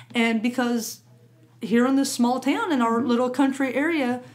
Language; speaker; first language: English; native; English